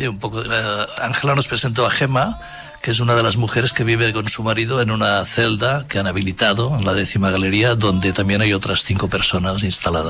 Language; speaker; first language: Spanish; native; Spanish